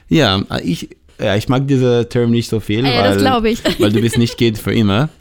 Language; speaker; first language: German; non-native, learner; Hebrew